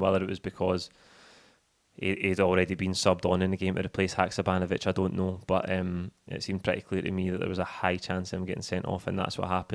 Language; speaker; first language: English; native; English